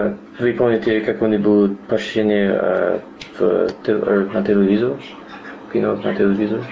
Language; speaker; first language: Russian; non-native, learner; English